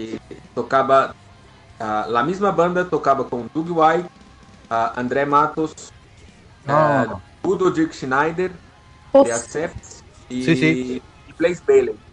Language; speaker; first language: Spanish; non-native, learner; Portuguese